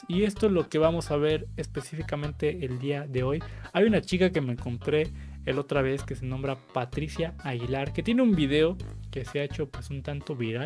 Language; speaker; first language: Spanish; native; Spanish